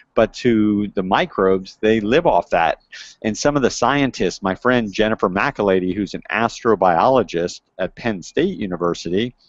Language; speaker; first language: English; native; English